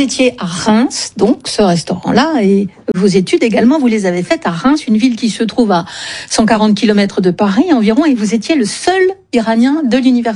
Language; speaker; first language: French; native; French